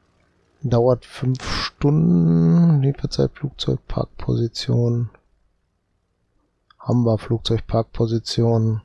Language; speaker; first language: German; native; German